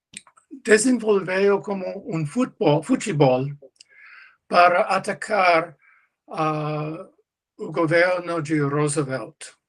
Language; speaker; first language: Portuguese; non-native, learner; English